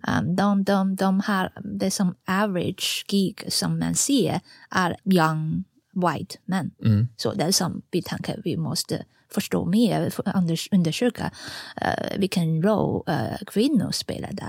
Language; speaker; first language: Swedish; non-native, fluent; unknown